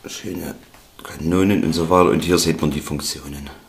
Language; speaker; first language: German; native; German